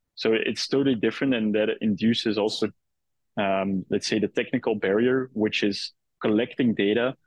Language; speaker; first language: English; non-native, fluent; Dutch